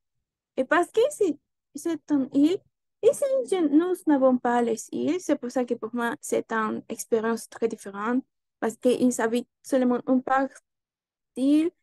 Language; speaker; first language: French; non-native, learner; Spanish